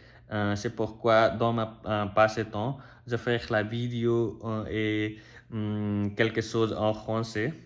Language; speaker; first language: French; non-native, learner; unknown